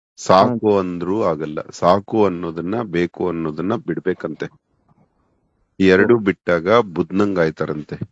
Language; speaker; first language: Kannada; native; Kannada